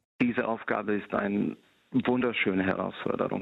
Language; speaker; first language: German; non-native, fluent; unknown